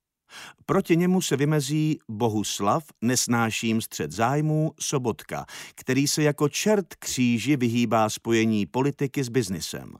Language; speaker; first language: Czech; native; Czech